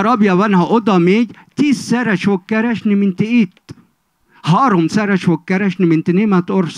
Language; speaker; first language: Hungarian; non-native, fluent; Arabic